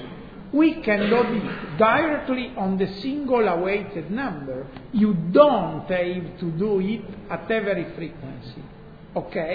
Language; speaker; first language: English; non-native, fluent; Italian